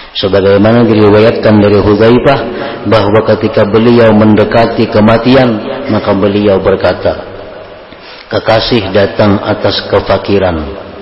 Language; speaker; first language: Indonesian; non-native, local second language; Banjar